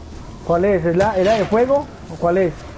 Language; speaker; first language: Spanish; native; Spanish